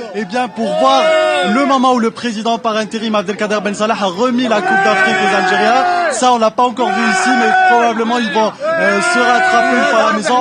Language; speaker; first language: French; non-native, local second language; Arabic